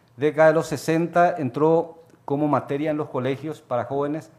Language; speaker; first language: Spanish; native; Spanish